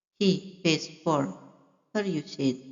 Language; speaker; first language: English; non-native, fluent; Indonesian